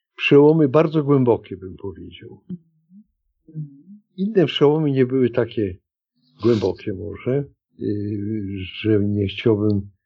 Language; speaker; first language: Polish; native; Polish